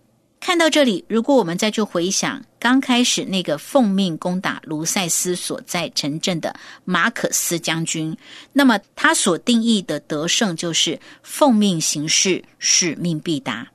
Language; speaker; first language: Chinese; native; Chinese